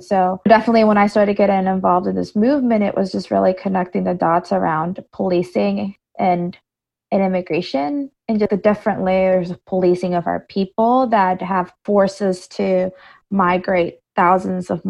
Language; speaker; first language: English; early bilingual, other home language; Spanish